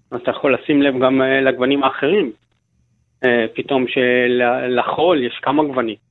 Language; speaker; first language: Hebrew; native; Hebrew